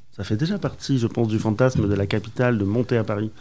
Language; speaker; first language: French; native; French